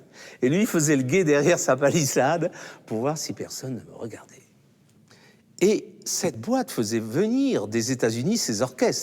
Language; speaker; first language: French; native; French